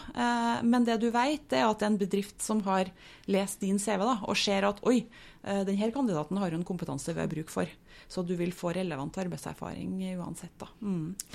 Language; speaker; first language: Norwegian; native; Norwegian